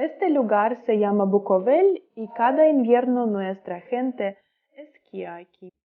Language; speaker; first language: Spanish; non-native, fluent; Ukrainian